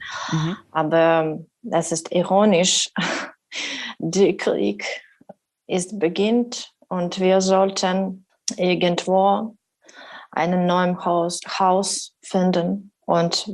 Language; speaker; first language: German; non-native, learner; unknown